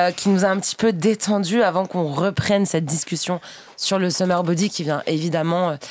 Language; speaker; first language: French; native; French